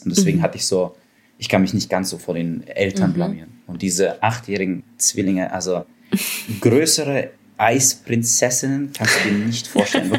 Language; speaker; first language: German; early bilingual, other home language; Russian